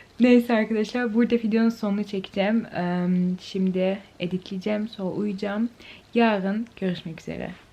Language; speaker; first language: Turkish; native; Turkish